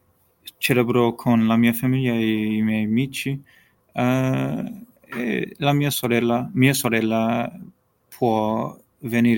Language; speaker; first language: Italian; non-native, learner; English